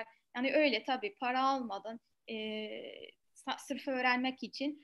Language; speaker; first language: Turkish; non-native, fluent; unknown